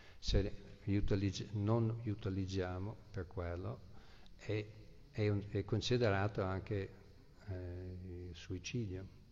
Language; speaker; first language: Italian; non-native, fluent; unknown